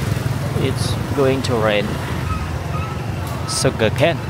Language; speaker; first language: English; non-native, learner; Khmer